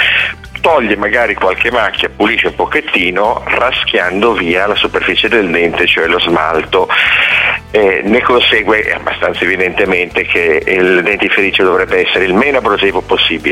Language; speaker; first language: Italian; native; Italian